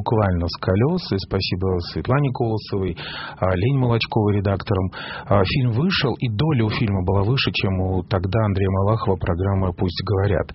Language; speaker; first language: Russian; native; Russian